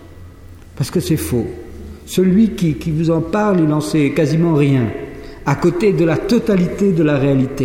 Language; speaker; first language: French; native; French